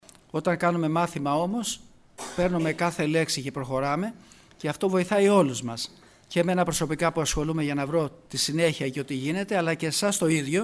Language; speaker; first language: Greek; native; Greek